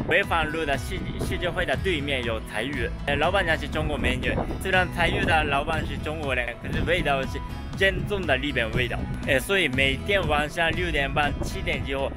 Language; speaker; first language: Chinese; non-native, fluent; Japanese